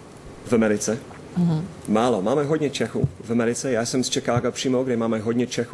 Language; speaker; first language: Czech; non-native, fluent; English